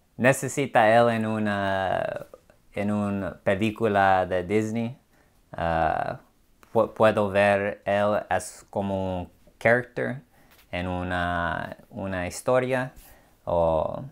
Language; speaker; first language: Spanish; non-native, learner; English